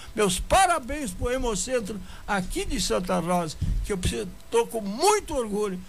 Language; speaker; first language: Portuguese; non-native, local second language; German